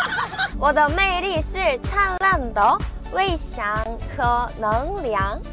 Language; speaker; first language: Chinese; non-native, learner; Korean